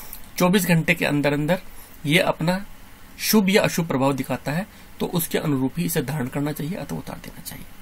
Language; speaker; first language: Hindi; native; Hindi